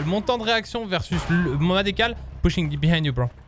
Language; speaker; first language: French; native; French